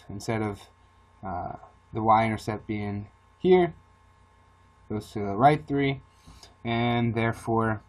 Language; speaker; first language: English; native; English